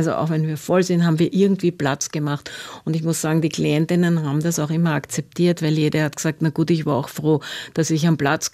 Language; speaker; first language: German; native; German